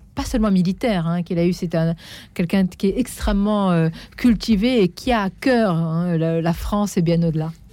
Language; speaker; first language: French; non-native, local second language; Arabic